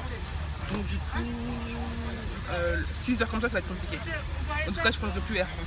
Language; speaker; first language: French; native; French